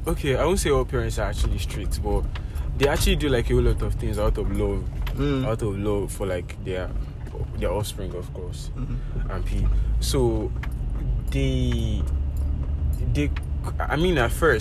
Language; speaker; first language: English; non-native, local second language; Yoruba